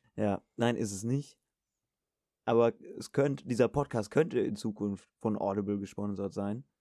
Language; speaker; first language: German; native; German